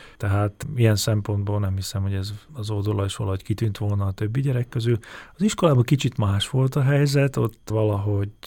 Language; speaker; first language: Hungarian; native; Hungarian